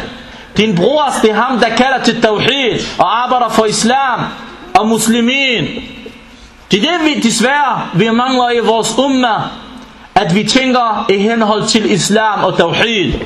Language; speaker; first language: Danish; non-native, fluent; Arabic